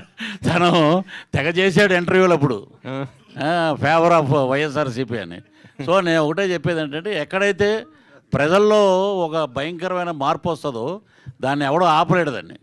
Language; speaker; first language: Telugu; native; Telugu